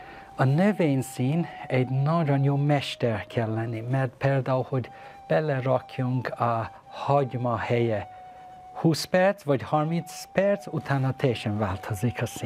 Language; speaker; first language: Hungarian; non-native, learner; Persian